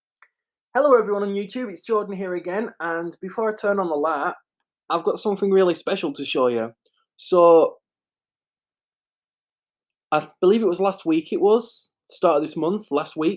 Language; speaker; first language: English; native; English